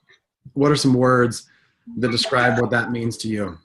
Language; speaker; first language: English; native; English